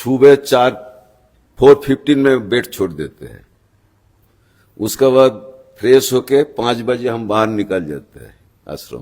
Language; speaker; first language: Hindi; non-native, local second language; Bangla